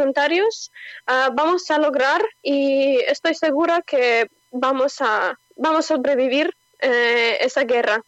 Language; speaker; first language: Spanish; non-native, fluent; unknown